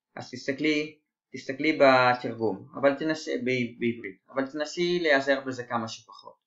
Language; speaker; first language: Hebrew; native; Hebrew